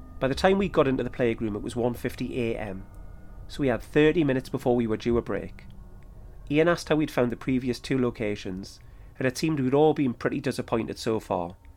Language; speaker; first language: English; native; English